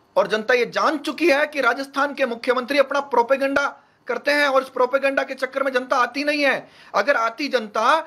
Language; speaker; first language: Hindi; native; Hindi